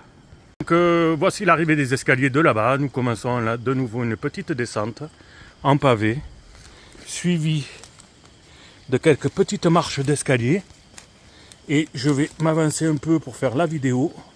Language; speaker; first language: French; native; French